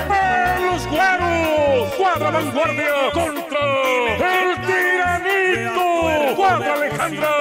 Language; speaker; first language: Spanish; native; Spanish